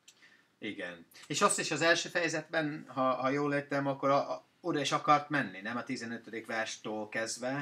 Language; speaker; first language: Hungarian; non-native, fluent; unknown